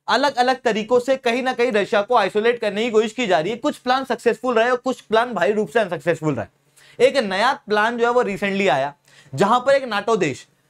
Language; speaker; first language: Hindi; native; Hindi